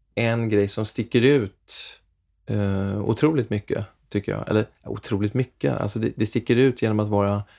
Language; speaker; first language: Swedish; native; Swedish